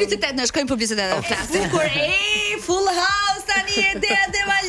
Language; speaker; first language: Albanian; native; Albanian